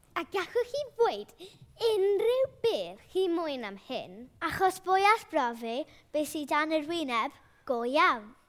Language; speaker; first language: Welsh; native; Welsh